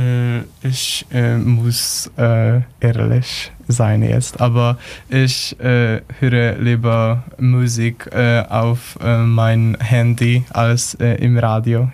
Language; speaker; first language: German; non-native, learner; Polish